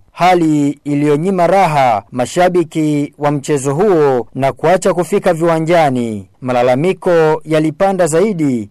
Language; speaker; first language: Swahili; non-native, local second language; Rundi